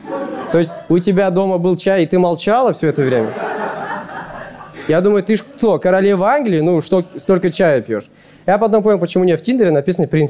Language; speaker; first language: Russian; native; Russian